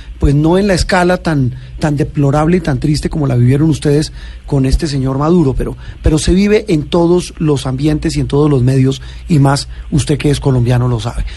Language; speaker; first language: Spanish; native; Spanish